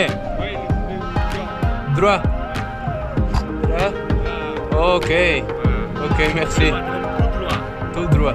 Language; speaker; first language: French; non-native, learner; Spanish